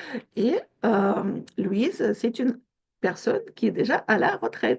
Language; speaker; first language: French; non-native, fluent; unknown